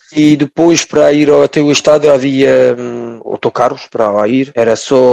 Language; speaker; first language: Portuguese; early bilingual, heritage; French